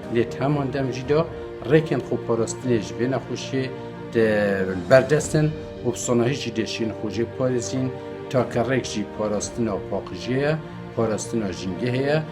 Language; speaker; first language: Kurdish; native; Kurdish